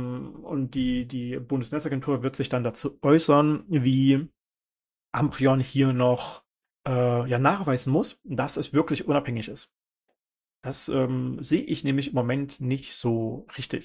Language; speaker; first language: German; native; German